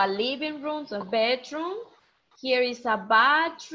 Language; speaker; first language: English; non-native, fluent; Spanish